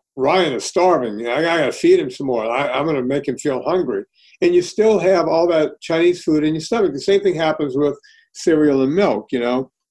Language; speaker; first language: English; early bilingual, other home language; Italian